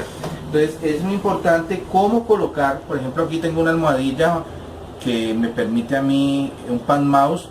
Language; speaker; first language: Spanish; native; Spanish